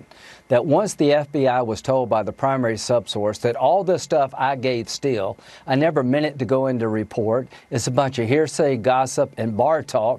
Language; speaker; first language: English; native; English